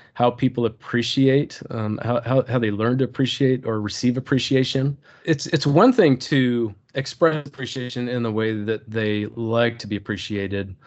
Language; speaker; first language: English; early bilingual, other home language; Turkish